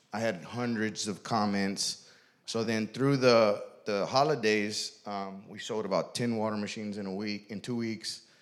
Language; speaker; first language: English; native; English